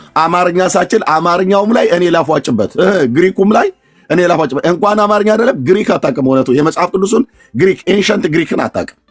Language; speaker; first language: Amharic; native; Amharic